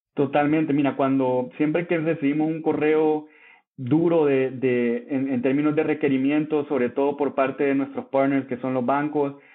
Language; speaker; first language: Spanish; native; Spanish